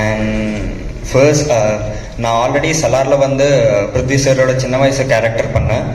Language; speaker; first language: Tamil; non-native, learner; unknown